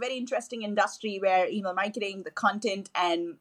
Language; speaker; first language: English; non-native, local second language; Tamil